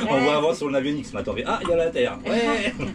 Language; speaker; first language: French; native; French